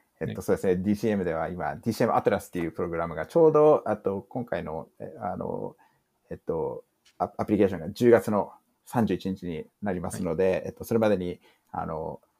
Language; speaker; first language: Japanese; early bilingual, heritage; English